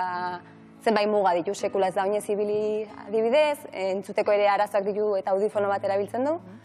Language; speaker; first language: Basque; native; Basque